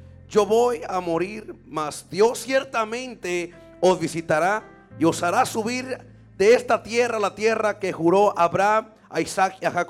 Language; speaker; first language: Spanish; native; Spanish